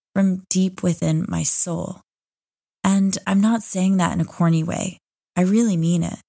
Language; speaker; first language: English; native; English